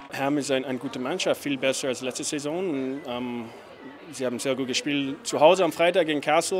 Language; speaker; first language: German; non-native, fluent; English